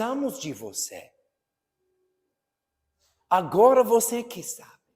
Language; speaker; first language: Portuguese; non-native, fluent; English